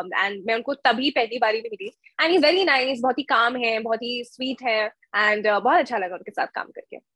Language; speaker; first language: Hindi; native; Hindi